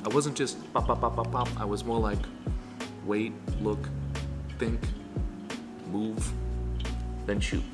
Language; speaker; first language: English; native; English